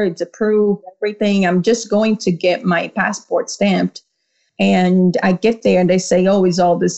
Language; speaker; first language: English; non-native, fluent; Portuguese